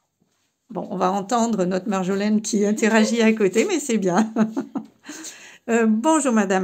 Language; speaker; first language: French; native; French